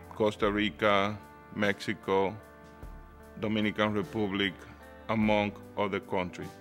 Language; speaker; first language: English; non-native, fluent; Spanish